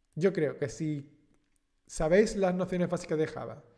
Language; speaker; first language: Spanish; native; Spanish